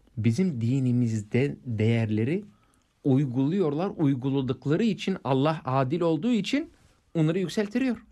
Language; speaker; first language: Turkish; non-native, fluent; English